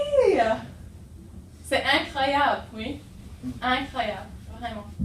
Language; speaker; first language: French; non-native, fluent; English